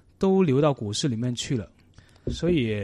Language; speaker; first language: Chinese; non-native, local second language; Cantonese